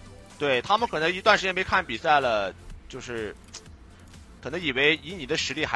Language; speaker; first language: Chinese; native; Chinese